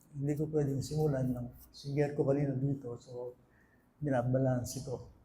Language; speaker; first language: Filipino; non-native, local second language; Pampanga